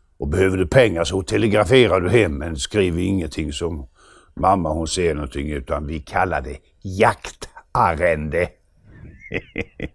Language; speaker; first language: Swedish; native; Swedish